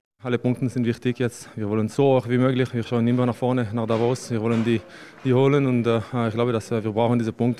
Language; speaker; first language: German; non-native, fluent; French